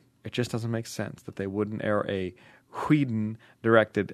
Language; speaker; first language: English; native; English